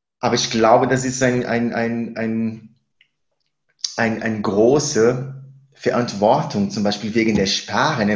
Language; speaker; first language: German; non-native, fluent; Spanish